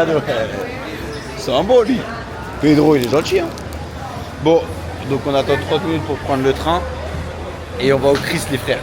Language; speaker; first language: French; native; French